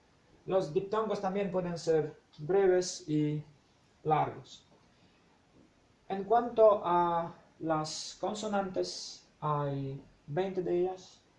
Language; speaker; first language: Spanish; non-native, fluent; Polish